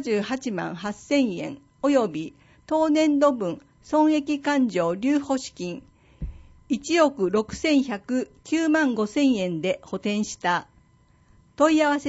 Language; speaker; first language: Japanese; native; Japanese